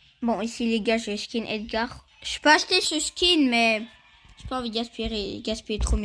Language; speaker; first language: French; native; French